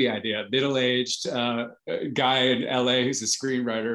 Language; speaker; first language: English; native; English